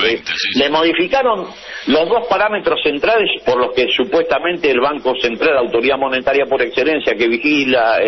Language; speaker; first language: Spanish; native; Spanish